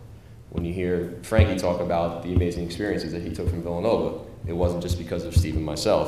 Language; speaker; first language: English; native; English